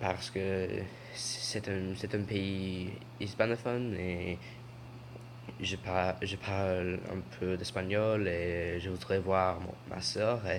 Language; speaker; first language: French; non-native, learner; English